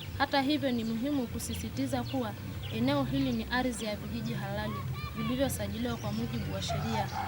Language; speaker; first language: Swahili; non-native, local second language; Masai